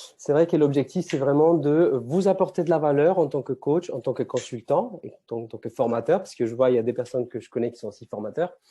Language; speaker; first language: French; non-native, fluent; Spanish